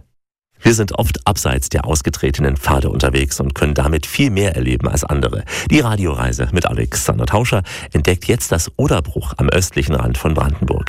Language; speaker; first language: German; native; German